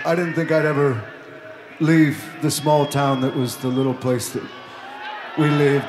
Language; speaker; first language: English; native; English